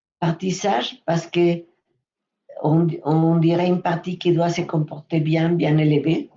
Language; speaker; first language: French; non-native, fluent; Spanish